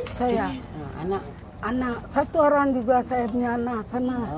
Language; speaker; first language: Malay; non-native, learner; Tamil